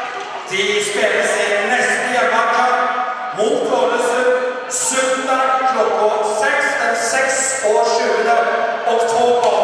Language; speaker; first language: Norwegian; native; Norwegian